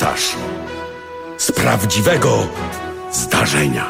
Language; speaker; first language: Polish; native; Polish